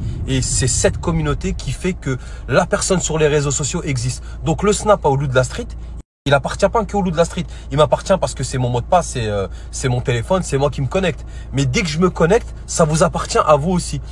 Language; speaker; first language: French; native; French